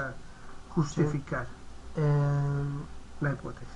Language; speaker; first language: Spanish; native; Spanish